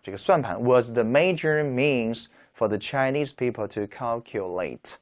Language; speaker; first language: English; non-native, fluent; Chinese